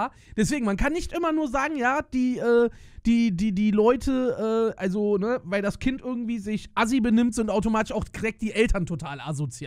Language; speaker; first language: German; native; German